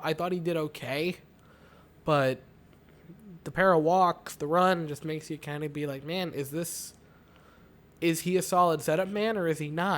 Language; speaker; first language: English; native; English